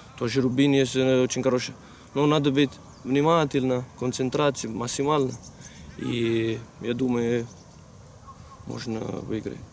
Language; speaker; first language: Russian; non-native, learner; Italian